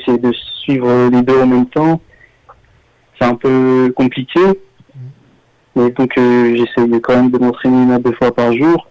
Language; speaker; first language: French; early bilingual, other home language; Armenian